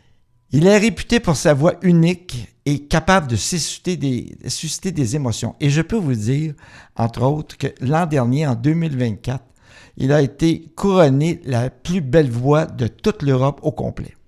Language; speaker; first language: French; native; French